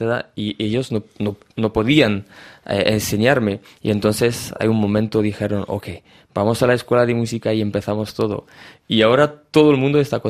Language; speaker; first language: Spanish; early bilingual, heritage; French